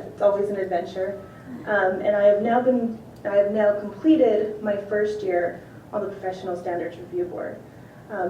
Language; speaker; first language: English; native; English